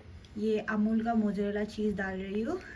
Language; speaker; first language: Hindi; non-native, local second language; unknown